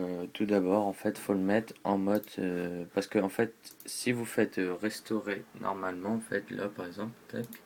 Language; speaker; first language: French; native; French